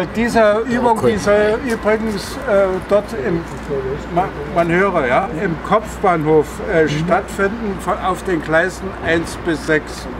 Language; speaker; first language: German; native; German